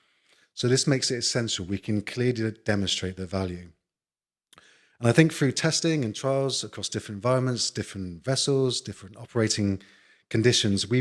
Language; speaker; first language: English; native; English